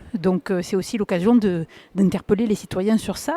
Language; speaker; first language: French; native; French